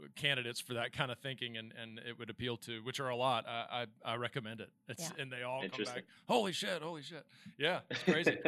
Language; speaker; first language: English; native; English